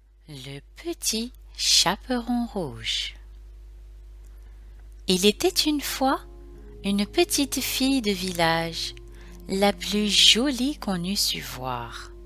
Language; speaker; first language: French; native; French